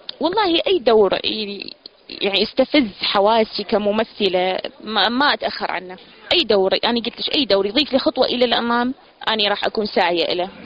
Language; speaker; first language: Arabic; native; Arabic